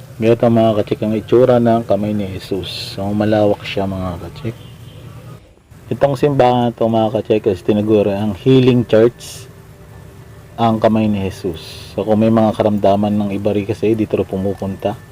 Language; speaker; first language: Filipino; non-native, local second language; Bikol